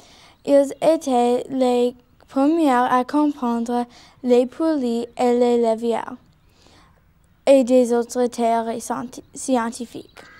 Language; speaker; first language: French; non-native, learner; English